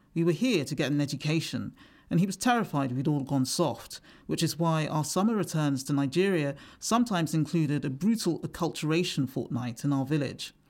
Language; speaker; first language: English; native; English